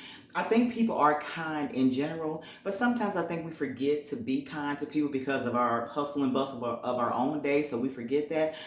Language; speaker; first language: English; native; English